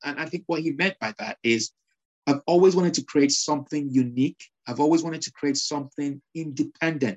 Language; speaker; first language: English; non-native, local second language; Yoruba